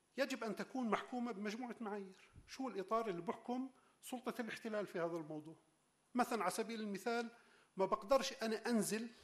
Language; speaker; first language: Arabic; native; Arabic